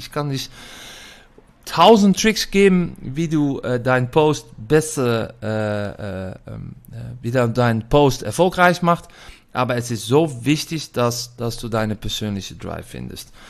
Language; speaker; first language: German; non-native, fluent; Dutch